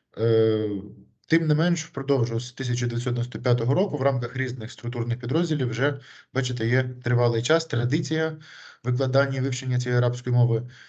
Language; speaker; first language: Ukrainian; native; Ukrainian